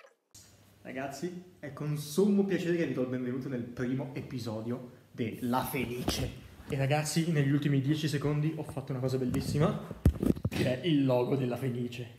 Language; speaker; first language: Italian; native; Italian